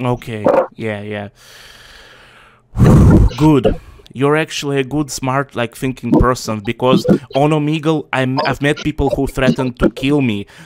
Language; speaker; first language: English; non-native, fluent; Russian